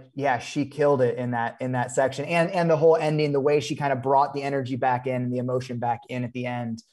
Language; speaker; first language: English; native; English